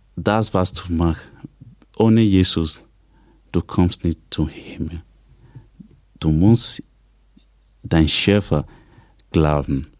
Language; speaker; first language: German; non-native, learner; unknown